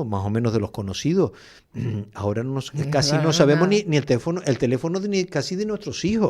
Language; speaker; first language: Spanish; native; Spanish